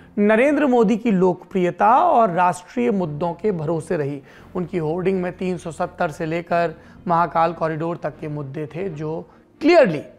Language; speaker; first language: Hindi; native; Hindi